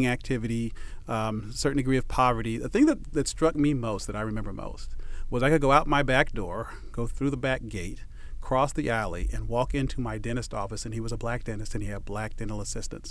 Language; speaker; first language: English; native; English